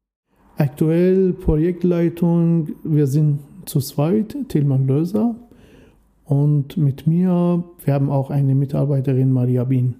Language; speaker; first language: German; non-native, learner; Persian